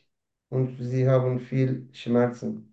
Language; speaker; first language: German; non-native, learner; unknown